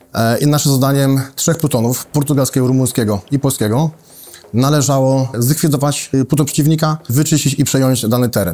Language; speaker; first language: Polish; native; Polish